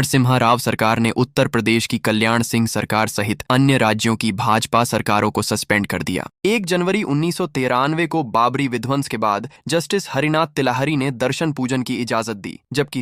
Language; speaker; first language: Hindi; native; Hindi